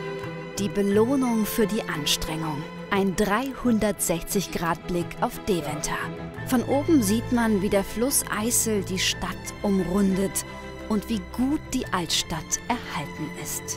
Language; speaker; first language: German; native; German